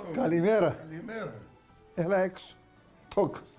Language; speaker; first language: Russian; non-native, fluent; Greek